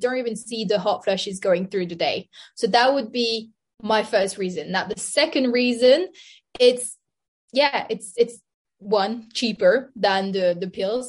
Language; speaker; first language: English; non-native, fluent; French